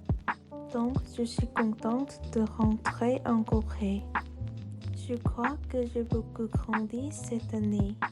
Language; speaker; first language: French; non-native, learner; Korean